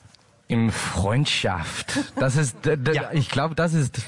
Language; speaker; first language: German; non-native, learner; Danish